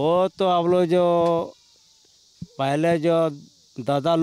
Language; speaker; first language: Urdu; non-native, local second language; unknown